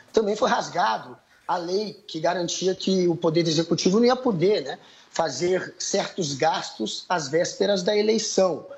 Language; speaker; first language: Portuguese; native; Portuguese